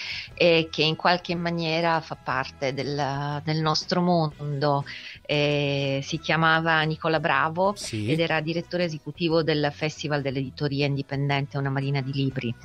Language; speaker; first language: Italian; native; Italian